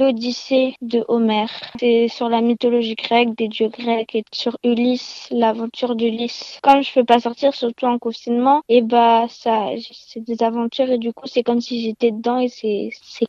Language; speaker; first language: French; native; French